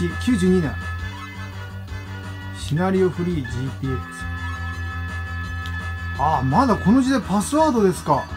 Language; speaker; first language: Japanese; native; Japanese